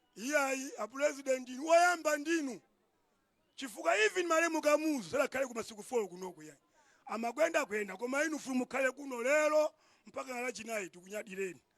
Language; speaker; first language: Nyanja; non-native, local second language; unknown